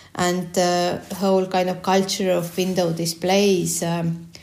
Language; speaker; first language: English; non-native, fluent; Estonian